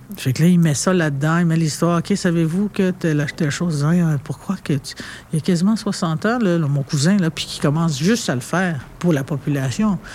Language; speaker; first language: French; non-native, local second language; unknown